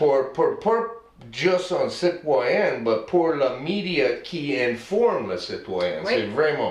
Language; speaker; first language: French; non-native, learner; English